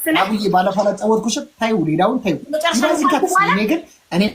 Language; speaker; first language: Amharic; native; Amharic